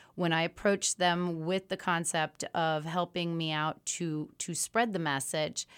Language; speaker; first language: English; early bilingual, other home language; French